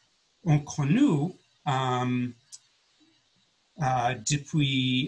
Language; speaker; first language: French; non-native, learner; English